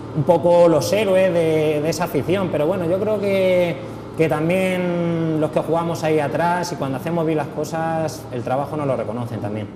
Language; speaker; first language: Spanish; native; Spanish